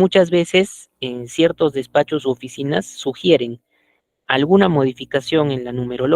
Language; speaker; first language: Spanish; native; Spanish